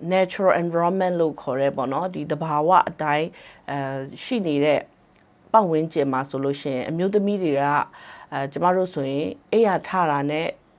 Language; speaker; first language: Burmese; non-native, local second language; Kachin